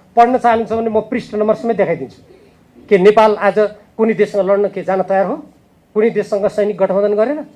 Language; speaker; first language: Nepali; native; Nepali